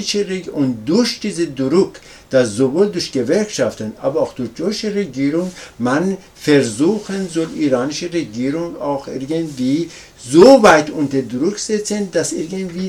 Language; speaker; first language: German; non-native, learner; Persian